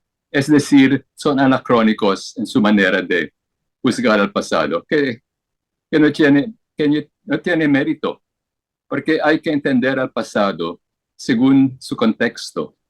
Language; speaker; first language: Spanish; non-native, fluent; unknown